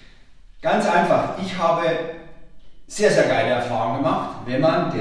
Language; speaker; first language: German; native; German